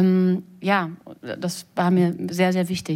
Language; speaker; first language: German; native; German